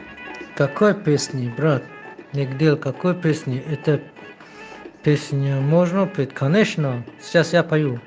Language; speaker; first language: Russian; non-native, local second language; Tajik